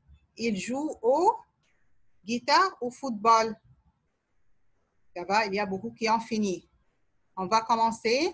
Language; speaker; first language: French; non-native, fluent; Arabic